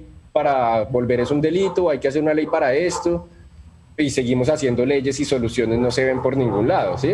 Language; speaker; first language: Spanish; native; Spanish